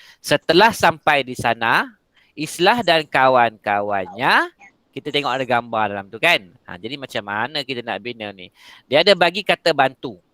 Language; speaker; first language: Malay; native; Malay